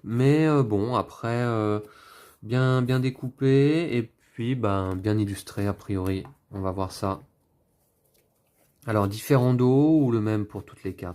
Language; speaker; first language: French; native; French